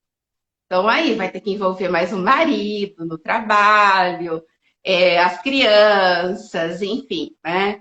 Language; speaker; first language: Portuguese; native; Portuguese